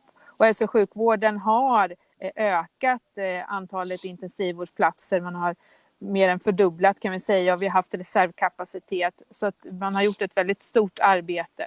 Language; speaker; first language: Swedish; native; Swedish